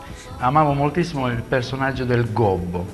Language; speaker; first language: Italian; native; Italian